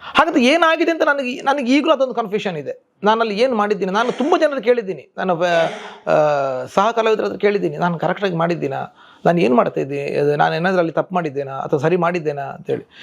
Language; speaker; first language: Kannada; non-native, local second language; Tulu